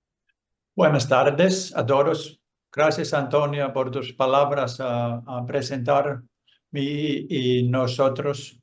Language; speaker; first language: Spanish; non-native, fluent; Finnish